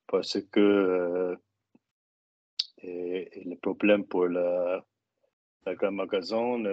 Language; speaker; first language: French; non-native, learner; English